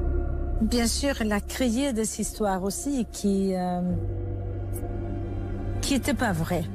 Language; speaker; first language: French; non-native, learner; Swedish